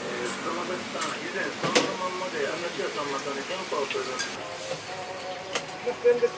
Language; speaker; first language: Japanese; native; Japanese